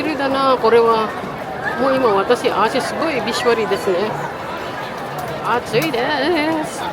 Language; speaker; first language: Japanese; non-native, learner; Filipino